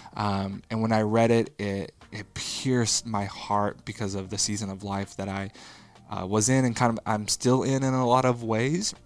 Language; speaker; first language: English; native; English